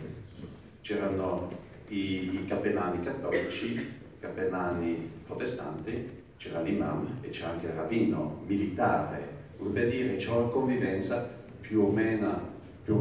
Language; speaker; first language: Italian; non-native, fluent; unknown